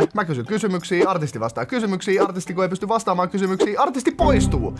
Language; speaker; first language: Finnish; native; Finnish